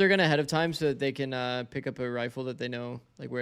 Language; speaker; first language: English; native; English